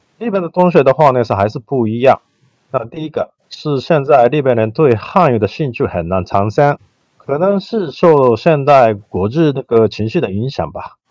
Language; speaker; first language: Chinese; non-native, fluent; Japanese